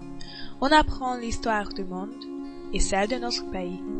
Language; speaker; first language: French; non-native, learner; Hungarian